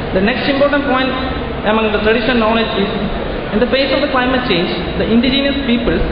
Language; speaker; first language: English; non-native, local second language; Malayalam